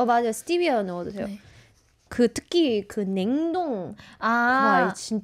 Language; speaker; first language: Korean; non-native, fluent; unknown